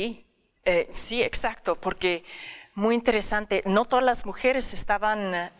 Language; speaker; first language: Spanish; early bilingual, heritage; English